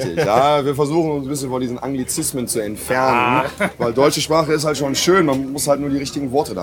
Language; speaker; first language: German; native; German